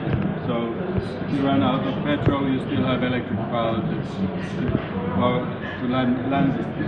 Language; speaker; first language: English; non-native, fluent; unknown